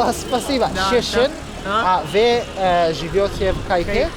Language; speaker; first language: Russian; non-native, learner; Italian